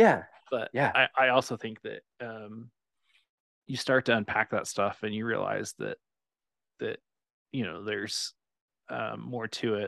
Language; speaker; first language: English; native; English